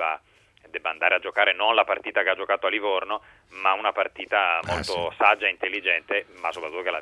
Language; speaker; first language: Italian; native; Italian